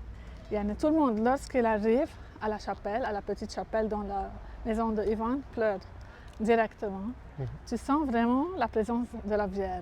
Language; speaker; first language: French; non-native, local second language; Arabic